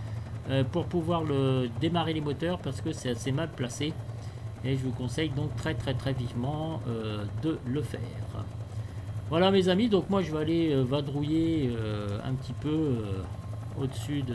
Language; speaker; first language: French; native; French